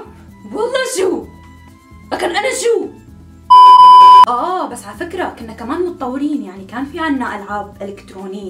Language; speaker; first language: Arabic; native; Arabic